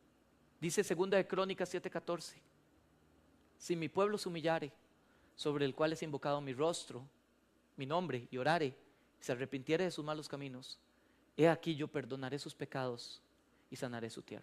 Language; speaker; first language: Spanish; native; Spanish